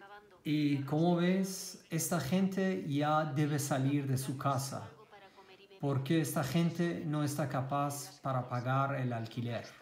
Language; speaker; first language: Spanish; non-native, learner; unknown